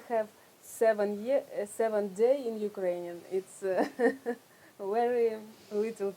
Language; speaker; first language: English; non-native, learner; Russian